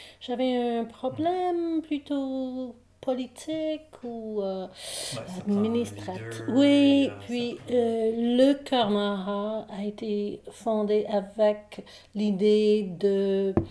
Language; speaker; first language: French; non-native, local second language; English